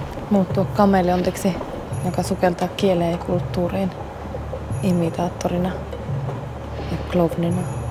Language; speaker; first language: Finnish; native; Finnish